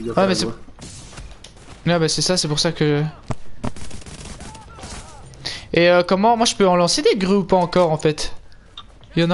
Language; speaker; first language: French; native; French